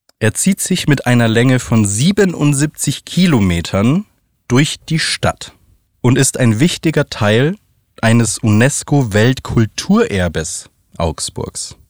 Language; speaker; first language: German; native; German